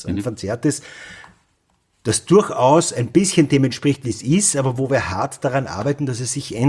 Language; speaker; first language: German; native; German